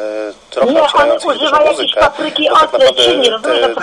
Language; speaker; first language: Polish; native; Polish